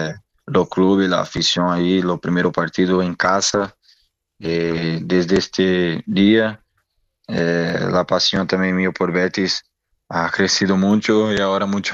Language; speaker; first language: Spanish; non-native, learner; Portuguese